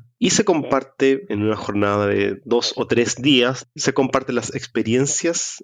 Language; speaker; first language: Spanish; native; Spanish